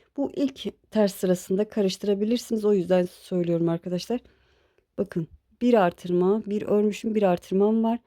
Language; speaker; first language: Turkish; native; Turkish